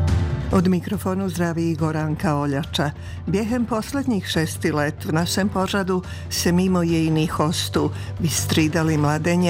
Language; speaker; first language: Czech; non-native, fluent; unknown